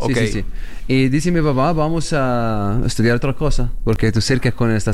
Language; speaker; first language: Spanish; non-native, learner; Arabic